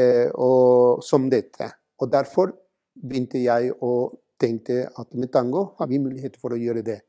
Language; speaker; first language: Norwegian; non-native, fluent; Spanish